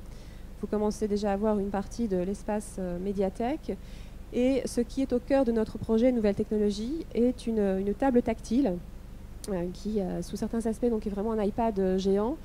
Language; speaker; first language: French; native; French